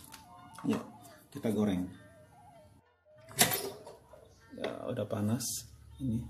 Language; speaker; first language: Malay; non-native, local second language; Sundanese